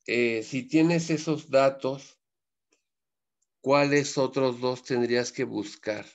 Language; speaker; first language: Spanish; native; Spanish